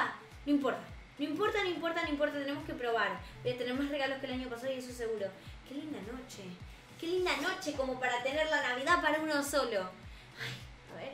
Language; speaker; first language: Spanish; native; Spanish